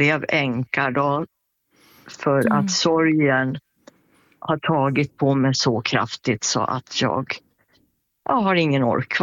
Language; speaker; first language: Swedish; native; Swedish